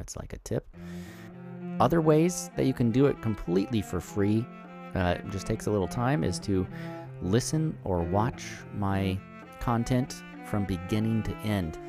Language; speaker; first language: English; native; English